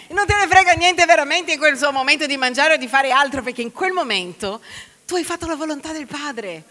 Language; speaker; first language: Italian; non-native, fluent; Portuguese